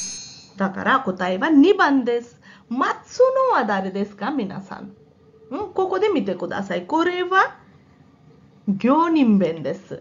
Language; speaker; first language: Japanese; non-native, fluent; Hindi